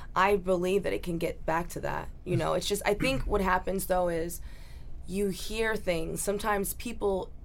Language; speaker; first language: English; native; English